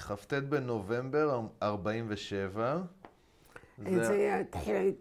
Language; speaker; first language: Hebrew; native; Hebrew